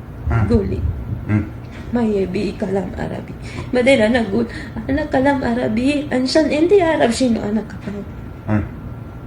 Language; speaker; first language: Arabic; non-native, learner; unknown